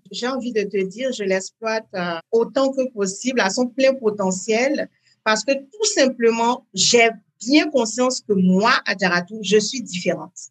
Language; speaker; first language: French; native; French